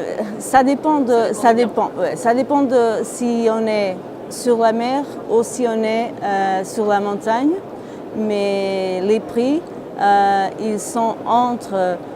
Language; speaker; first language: French; non-native, fluent; Portuguese